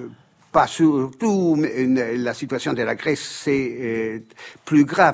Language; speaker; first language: French; non-native, fluent; Italian